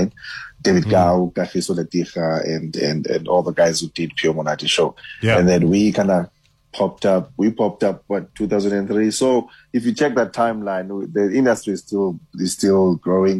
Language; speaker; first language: English; non-native, local second language; Xhosa